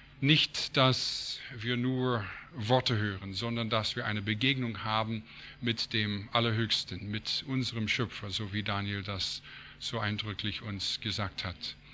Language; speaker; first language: German; non-native, fluent; English